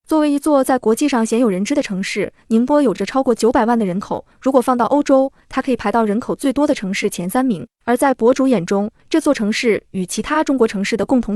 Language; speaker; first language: Chinese; native; Chinese